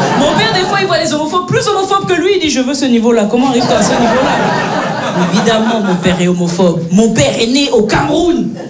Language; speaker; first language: French; native; French